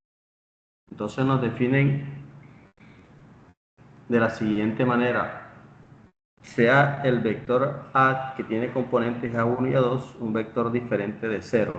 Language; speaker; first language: Spanish; native; Spanish